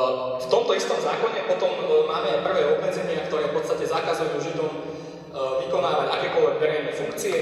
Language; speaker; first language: Slovak; native; Slovak